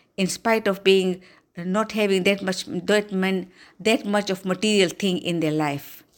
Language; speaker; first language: English; non-native, local second language; Gujarati